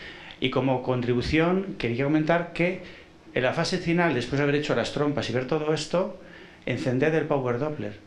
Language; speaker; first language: Spanish; native; Spanish